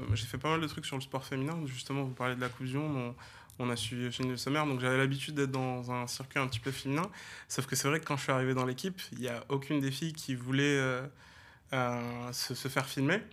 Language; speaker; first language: French; native; French